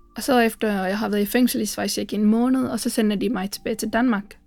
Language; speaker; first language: Danish; non-native, fluent; Sinhala